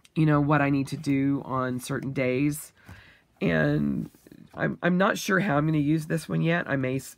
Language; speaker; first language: English; native; English